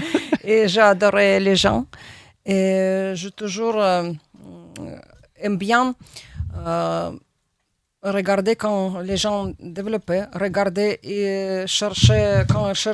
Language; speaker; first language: French; non-native, learner; Russian